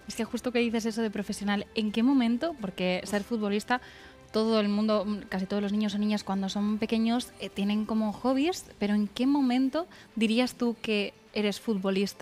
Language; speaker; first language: Spanish; native; Spanish